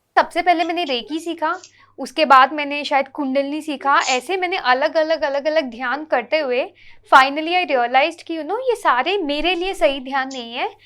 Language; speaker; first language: Hindi; non-native, local second language; Telugu